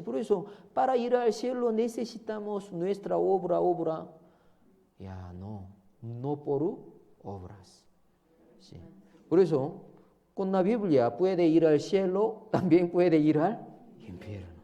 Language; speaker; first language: Spanish; non-native, learner; Korean